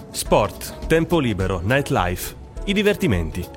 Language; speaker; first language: Italian; native; Italian